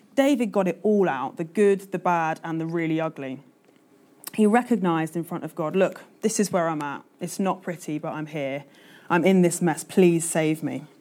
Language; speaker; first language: English; native; English